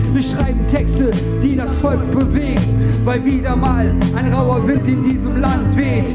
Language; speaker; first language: German; early bilingual, other home language; Turkish